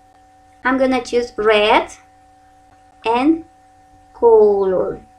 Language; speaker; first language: English; non-native, learner; Spanish